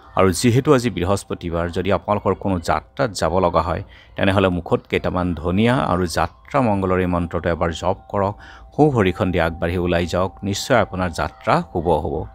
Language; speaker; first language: Assamese; native; Assamese